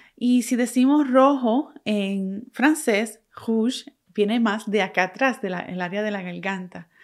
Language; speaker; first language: Spanish; native; Spanish